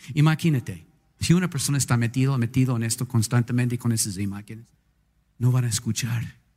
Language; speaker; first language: Spanish; non-native, fluent; English